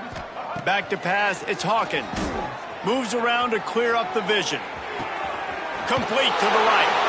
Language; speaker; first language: English; native; English